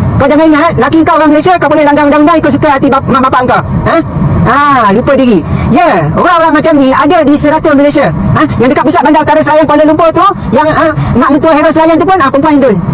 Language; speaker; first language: Malay; native; Malay